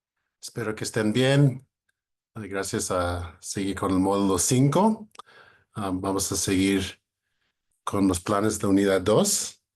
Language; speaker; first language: Spanish; non-native, fluent; English